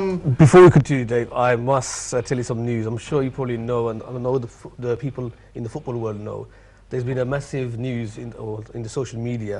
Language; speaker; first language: English; native; English